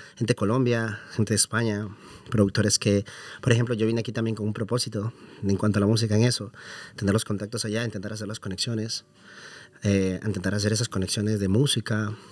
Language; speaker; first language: Spanish; native; Spanish